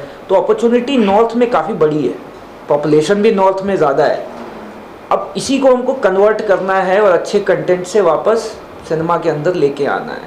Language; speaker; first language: Hindi; native; Hindi